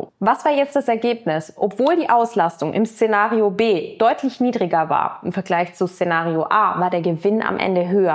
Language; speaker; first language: German; native; German